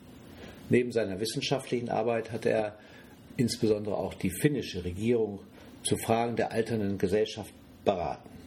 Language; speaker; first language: German; native; German